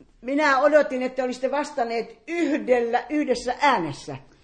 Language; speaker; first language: Finnish; native; Finnish